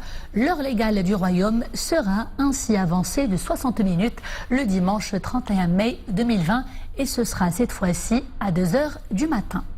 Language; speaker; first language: French; non-native, local second language; Arabic